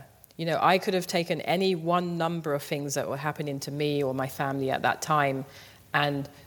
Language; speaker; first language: English; native; English